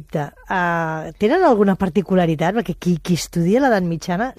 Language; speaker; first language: Catalan; native; Catalan